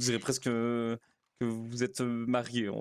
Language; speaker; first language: French; native; French